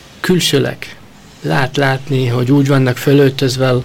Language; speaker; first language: Hungarian; early bilingual, heritage; Hungarian